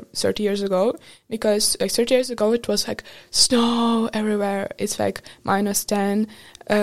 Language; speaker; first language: English; non-native, fluent; Ukrainian